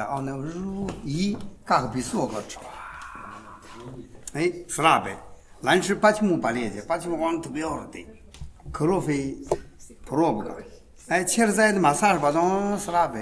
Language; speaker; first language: Russian; non-native, learner; Chinese